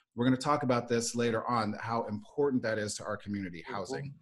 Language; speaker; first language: English; native; English